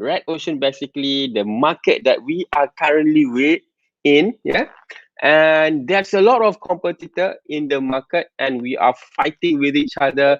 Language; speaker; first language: English; non-native, local second language; Malay